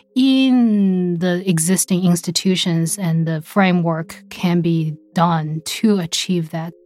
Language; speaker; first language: English; early bilingual, other home language; Chinese